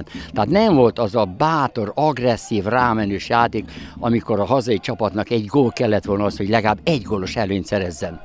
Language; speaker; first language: Hungarian; native; Hungarian